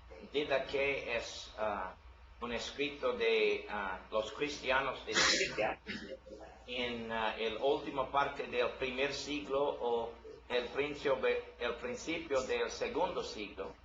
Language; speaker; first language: Spanish; non-native, learner; English